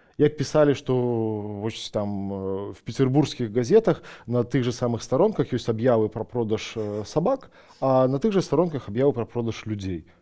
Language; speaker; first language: Belarusian; non-native, local second language; Russian